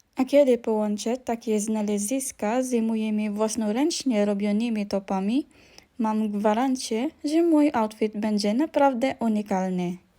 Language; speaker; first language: Polish; non-native, learner; Filipino